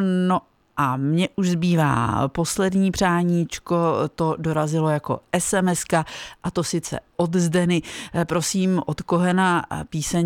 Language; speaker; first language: Czech; native; Czech